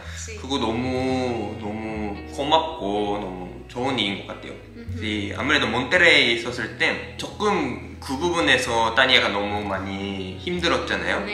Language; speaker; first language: Korean; non-native, fluent; Japanese